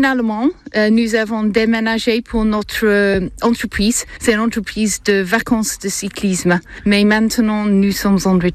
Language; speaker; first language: French; non-native, fluent; English